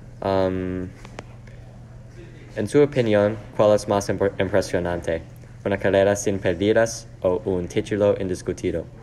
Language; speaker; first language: Spanish; non-native, learner; English